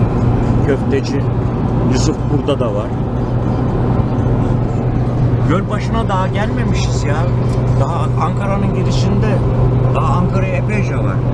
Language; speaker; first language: Turkish; native; Turkish